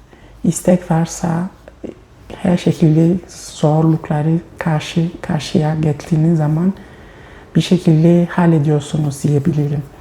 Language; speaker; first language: Turkish; non-native, fluent; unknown